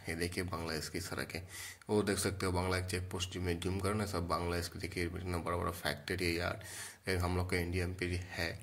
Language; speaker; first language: Hindi; non-native, local second language; Bangla